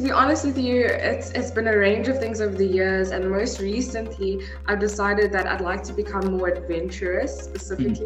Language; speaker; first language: English; native; English